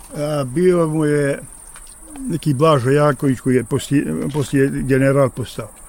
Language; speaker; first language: Serbian; native; Serbian